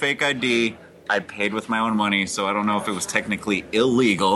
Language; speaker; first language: English; native; English